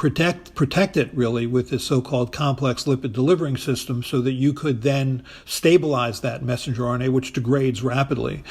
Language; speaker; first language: English; native; English